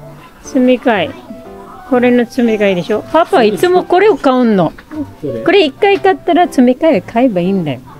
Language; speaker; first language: Japanese; non-native, fluent; Filipino